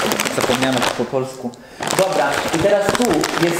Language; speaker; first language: Polish; native; Polish